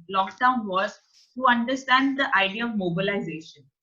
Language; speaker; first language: English; non-native, local second language; Punjabi